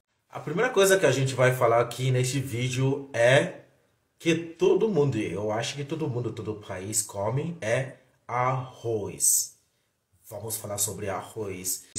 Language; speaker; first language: Portuguese; non-native, fluent; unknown